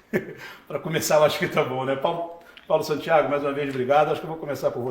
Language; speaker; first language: Portuguese; native; Portuguese